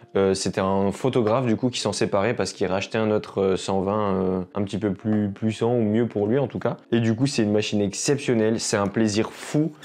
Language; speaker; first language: French; native; French